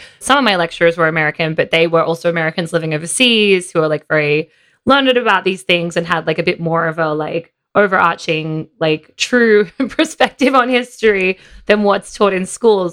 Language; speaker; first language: English; native; English